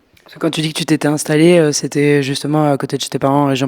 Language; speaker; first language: French; native; French